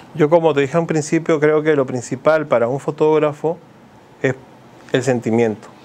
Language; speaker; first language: Spanish; native; Spanish